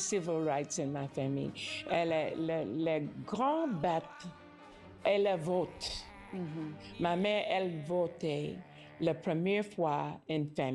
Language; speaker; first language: French; non-native, learner; English